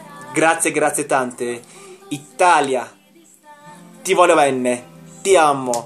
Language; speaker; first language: Italian; non-native, learner; Portuguese